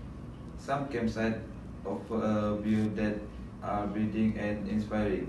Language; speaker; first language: English; non-native, learner; Malay